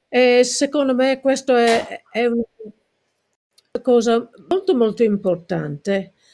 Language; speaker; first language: Italian; non-native, learner; English